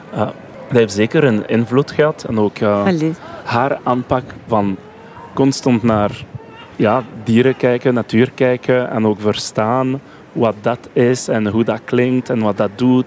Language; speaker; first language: Dutch; non-native, local second language; French